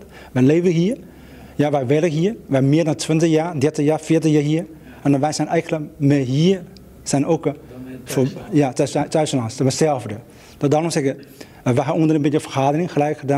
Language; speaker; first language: Dutch; non-native, learner; Chinese